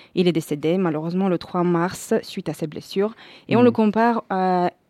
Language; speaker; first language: French; non-native, fluent; Spanish